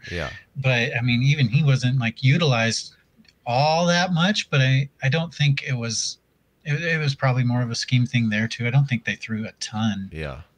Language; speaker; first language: English; native; English